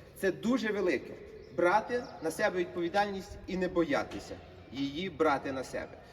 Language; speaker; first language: Ukrainian; native; Ukrainian